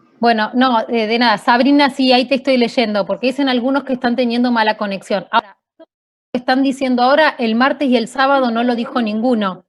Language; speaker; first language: Spanish; native; Spanish